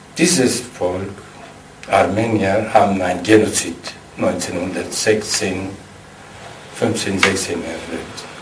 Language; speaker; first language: German; non-native, fluent; Kurdish